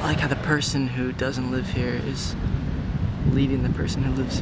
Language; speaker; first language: English; native; English